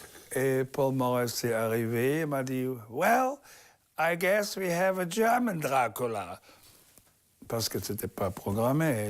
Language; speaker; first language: French; non-native, learner; German